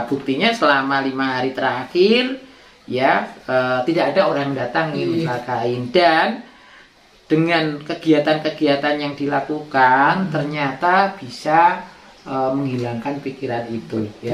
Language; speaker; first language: Indonesian; native; Indonesian